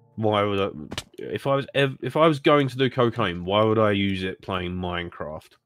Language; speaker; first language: English; native; English